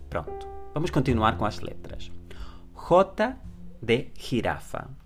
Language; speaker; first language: Portuguese; non-native, fluent; Spanish